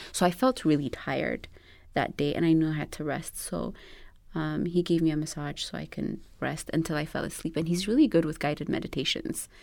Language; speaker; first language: English; non-native, local second language; Amharic